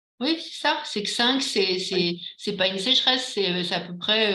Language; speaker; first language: French; native; French